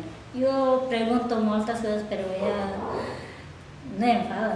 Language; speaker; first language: Catalan; non-native, learner; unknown